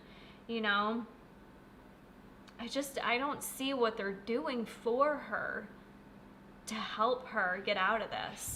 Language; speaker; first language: English; native; English